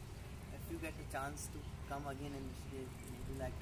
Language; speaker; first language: English; non-native, local second language; Hindi